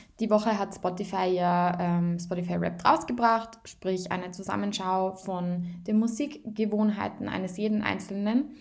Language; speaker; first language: German; native; German